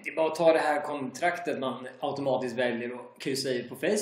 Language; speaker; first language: Swedish; native; Swedish